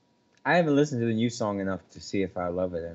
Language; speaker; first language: English; native; English